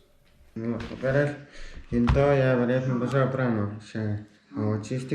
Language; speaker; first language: Slovenian; early bilingual, other home language; Polish